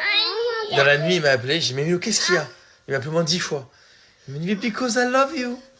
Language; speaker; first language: French; native; French